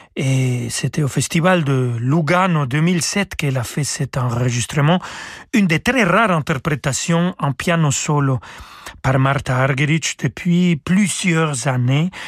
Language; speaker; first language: French; non-native, fluent; Spanish